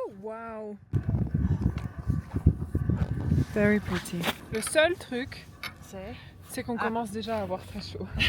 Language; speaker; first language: French; native; French